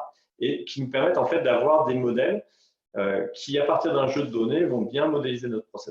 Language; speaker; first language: French; native; French